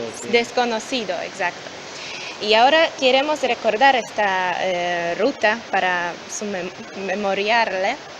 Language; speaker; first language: Spanish; non-native, learner; Polish